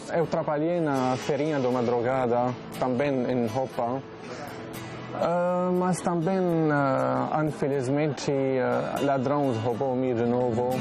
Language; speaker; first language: Portuguese; non-native, learner; Arabic